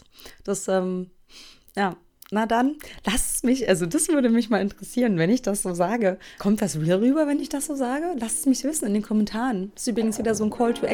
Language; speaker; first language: German; native; German